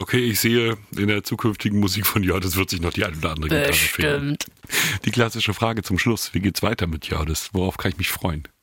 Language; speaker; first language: German; native; German